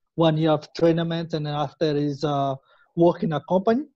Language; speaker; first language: English; non-native, learner; Portuguese